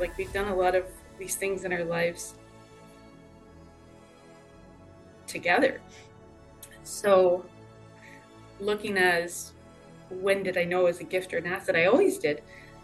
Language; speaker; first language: English; native; English